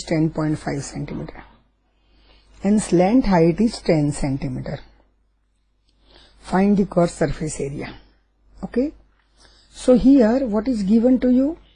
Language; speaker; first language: English; non-native, local second language; Gujarati